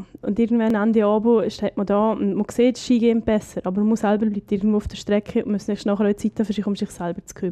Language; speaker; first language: German; native; German